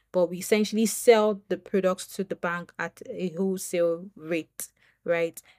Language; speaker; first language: English; non-native, local second language; Yoruba